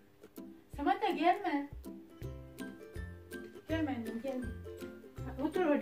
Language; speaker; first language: Turkish; non-native, learner; Filipino